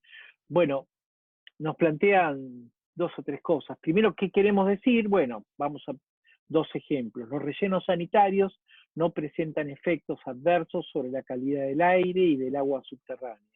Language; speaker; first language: Spanish; native; Spanish